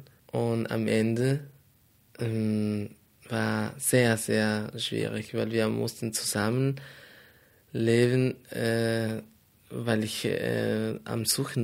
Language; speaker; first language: German; non-native, fluent; Spanish